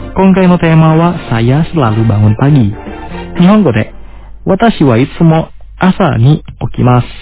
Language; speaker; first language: Japanese; non-native, fluent; Indonesian